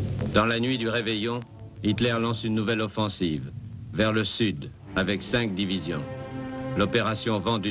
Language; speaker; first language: French; native; French